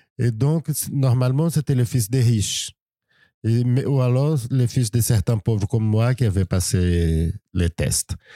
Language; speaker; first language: French; non-native, fluent; Portuguese